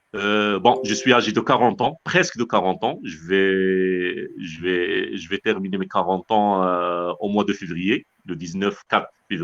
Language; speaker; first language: French; non-native, local second language; Arabic